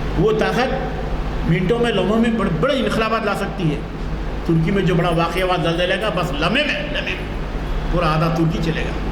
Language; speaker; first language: Urdu; native; Urdu